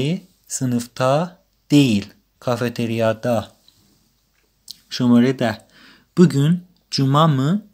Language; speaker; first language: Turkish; non-native, fluent; Persian